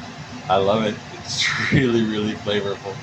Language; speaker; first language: English; native; English